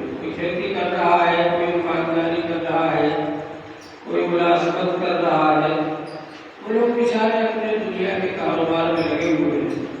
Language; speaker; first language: Urdu; native; Urdu